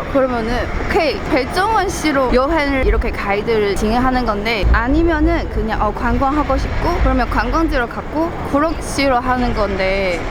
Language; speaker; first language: Korean; non-native, fluent; Chinese